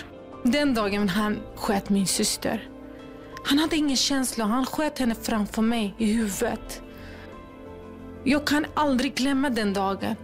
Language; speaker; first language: Swedish; non-native, fluent; Kurdish